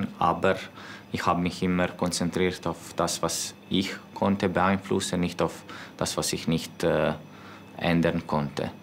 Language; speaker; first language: German; non-native, local second language; Italian